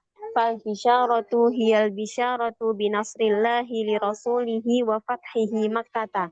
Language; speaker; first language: Arabic; non-native, learner; Indonesian